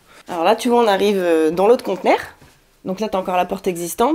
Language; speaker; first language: French; native; French